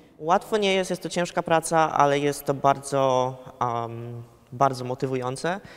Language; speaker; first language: Polish; early bilingual, heritage; Polish